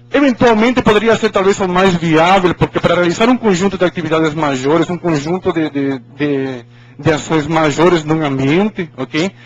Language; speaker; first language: Portuguese; non-native, fluent; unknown